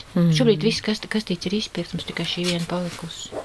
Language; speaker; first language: Latvian; native; Latvian